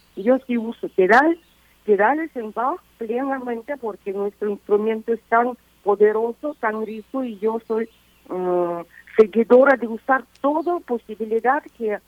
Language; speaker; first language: Spanish; non-native, fluent; Russian